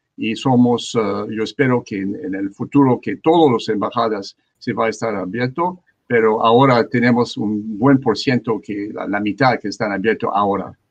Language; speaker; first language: Spanish; non-native, learner; French